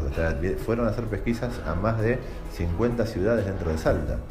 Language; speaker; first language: Spanish; native; Spanish